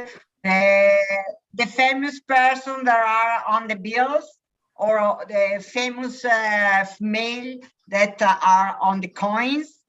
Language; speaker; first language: English; non-native, learner; Italian